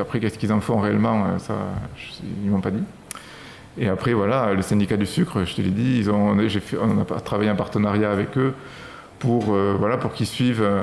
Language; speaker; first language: French; native; French